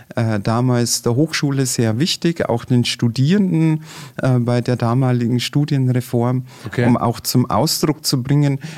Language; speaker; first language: German; native; German